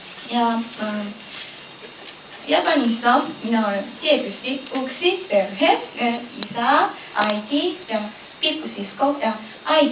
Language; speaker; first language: Finnish; non-native, learner; Japanese